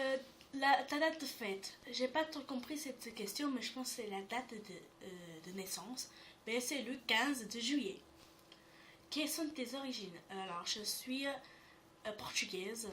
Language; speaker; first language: French; native; French